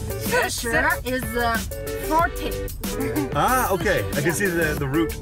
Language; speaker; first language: English; non-native, learner; Chinese